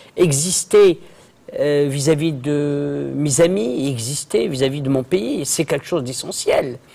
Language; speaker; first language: French; non-native, local second language; Arabic